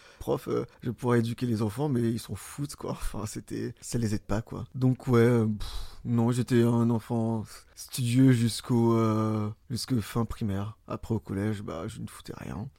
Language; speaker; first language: French; early bilingual, other home language; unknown